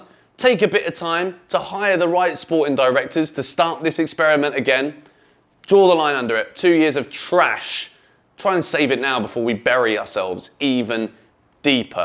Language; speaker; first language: English; native; English